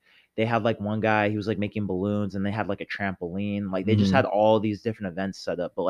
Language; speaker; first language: English; native; English